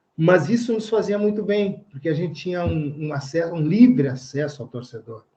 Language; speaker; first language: Portuguese; native; Portuguese